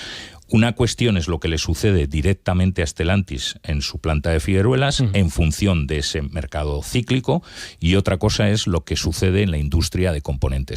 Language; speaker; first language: Spanish; native; Spanish